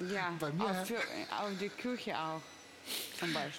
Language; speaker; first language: German; non-native, learner; Russian